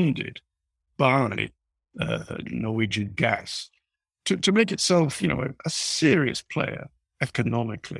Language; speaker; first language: English; native; English